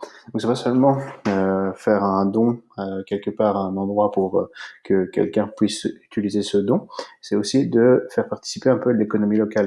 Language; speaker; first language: French; native; French